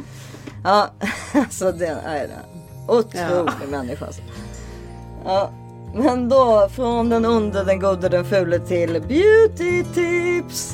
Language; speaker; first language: Swedish; native; Swedish